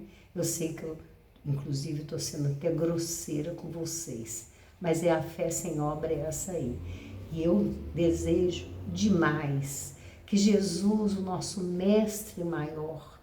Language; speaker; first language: Portuguese; native; Portuguese